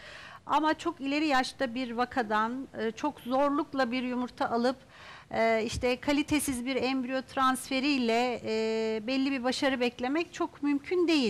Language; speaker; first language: Turkish; native; Turkish